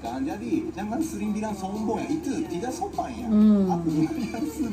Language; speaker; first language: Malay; non-native, fluent; Japanese